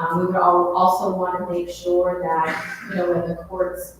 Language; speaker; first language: English; native; English